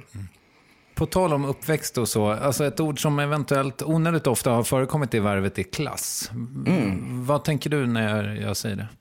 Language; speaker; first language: Swedish; native; Swedish